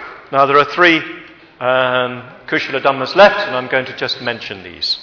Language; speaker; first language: English; native; English